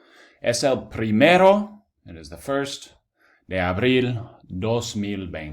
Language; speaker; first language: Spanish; non-native, fluent; English